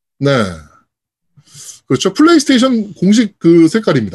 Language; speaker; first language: Korean; native; Korean